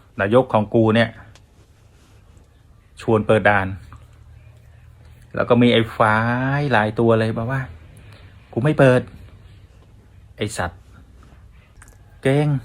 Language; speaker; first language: Thai; native; Thai